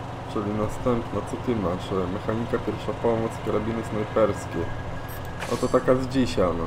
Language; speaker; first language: Polish; native; Polish